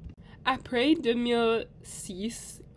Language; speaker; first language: French; non-native, learner; English